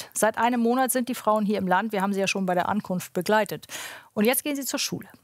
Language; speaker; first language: German; native; German